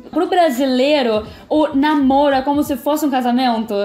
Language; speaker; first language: Portuguese; native; Portuguese